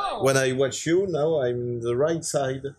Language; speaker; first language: English; non-native, learner; French